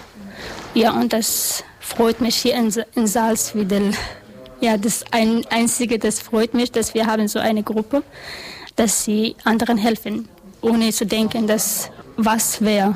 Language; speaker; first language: German; non-native, learner; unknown